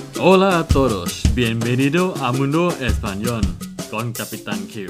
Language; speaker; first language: Spanish; non-native, fluent; Thai